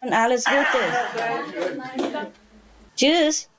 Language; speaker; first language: German; non-native, learner; Vietnamese